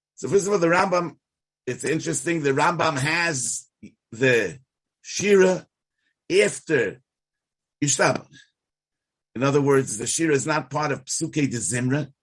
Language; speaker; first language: English; native; English